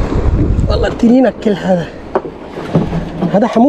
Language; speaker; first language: Arabic; non-native, learner; Bangla